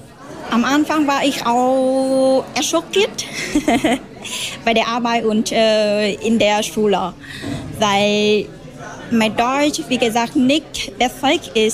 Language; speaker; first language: German; non-native, learner; Vietnamese